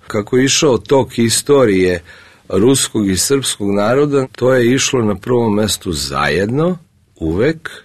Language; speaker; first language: Serbian; early bilingual, other home language; Russian